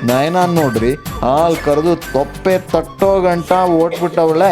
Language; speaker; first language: Kannada; native; Kannada